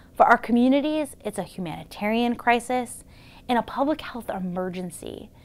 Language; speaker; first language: English; native; English